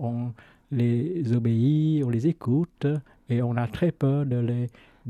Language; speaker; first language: French; non-native, fluent; Vietnamese